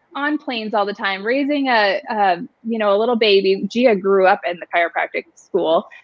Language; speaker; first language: English; native; English